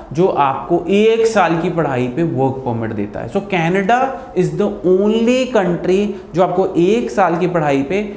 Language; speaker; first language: Hindi; non-native, local second language; Punjabi